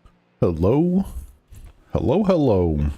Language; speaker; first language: English; native; English